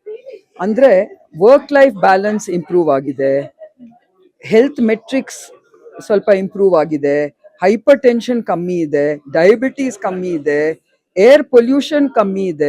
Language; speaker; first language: Kannada; non-native, local second language; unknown